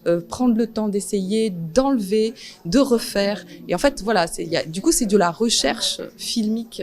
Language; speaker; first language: French; native; French